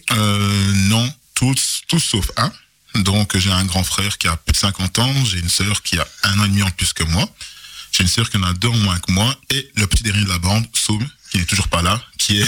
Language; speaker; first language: French; native; French